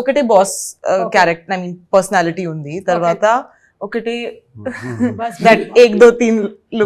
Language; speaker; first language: Telugu; non-native, learner; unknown